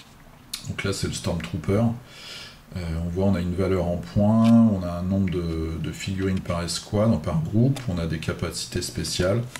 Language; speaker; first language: French; native; French